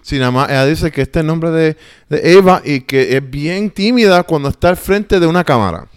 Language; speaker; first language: Spanish; early bilingual, heritage; Spanish